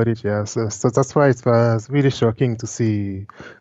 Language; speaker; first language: English; non-native, fluent; French